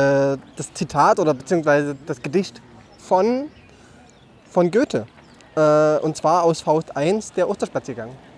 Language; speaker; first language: German; native; German